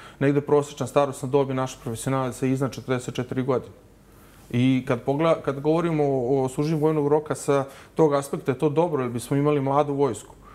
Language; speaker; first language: Serbian; native; Serbian